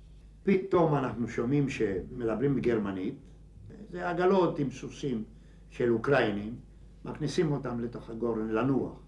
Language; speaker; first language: Hebrew; non-native, fluent; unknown